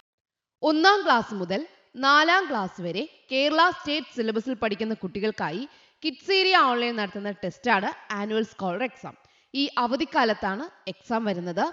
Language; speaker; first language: Malayalam; native; Malayalam